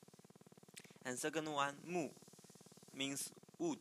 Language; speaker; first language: English; non-native, learner; Chinese